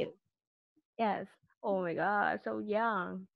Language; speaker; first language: English; non-native, learner; Vietnamese